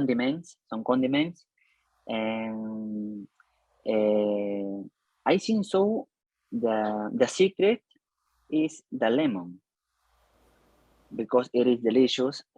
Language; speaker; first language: English; non-native, learner; Spanish